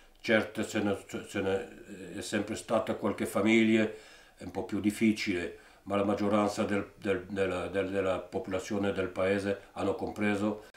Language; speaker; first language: Italian; early bilingual, heritage; Italian